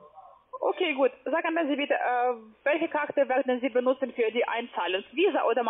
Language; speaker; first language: German; non-native, learner; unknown